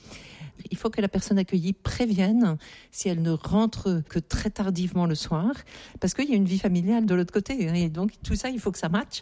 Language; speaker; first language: French; native; French